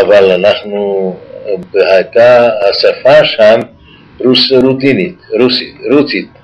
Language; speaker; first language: Hebrew; non-native, fluent; Yiddish